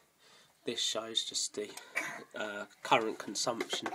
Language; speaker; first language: English; native; English